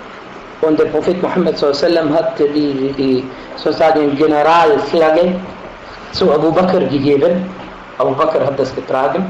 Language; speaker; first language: German; non-native, fluent; Arabic